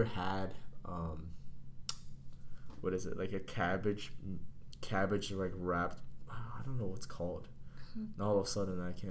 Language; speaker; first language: English; non-native, fluent; Chinese